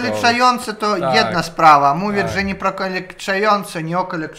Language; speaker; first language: Polish; non-native, learner; Russian